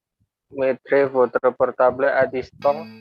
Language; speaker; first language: French; non-native, learner; Indonesian